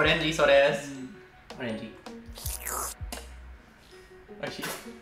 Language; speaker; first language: Japanese; non-native, learner; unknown